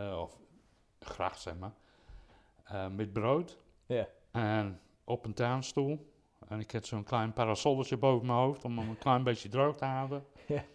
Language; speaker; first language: Dutch; non-native, fluent; English